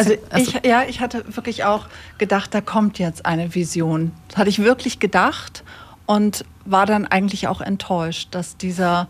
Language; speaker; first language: German; native; German